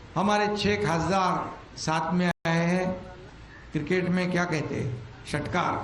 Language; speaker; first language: Hindi; non-native, local second language; Marathi